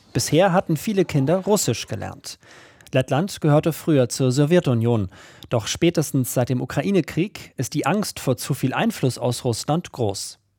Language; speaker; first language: German; native; German